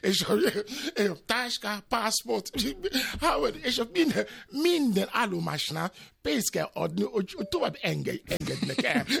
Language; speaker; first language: Hungarian; non-native, learner; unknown